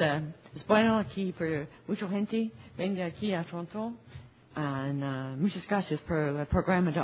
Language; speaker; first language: Spanish; non-native, learner; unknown